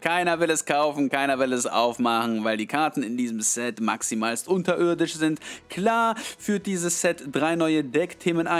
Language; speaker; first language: German; native; German